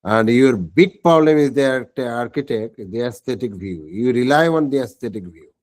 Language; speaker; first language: English; non-native, local second language; Bangla